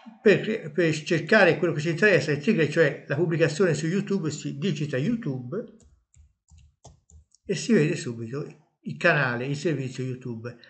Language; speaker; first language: Italian; native; Italian